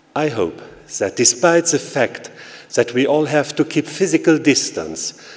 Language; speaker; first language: English; non-native, fluent; Luxembourgish